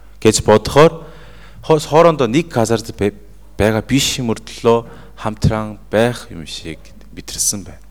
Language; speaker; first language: Mongolian; non-native, fluent; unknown